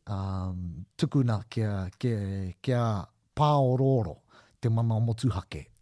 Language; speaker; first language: Māori; non-native, local second language; English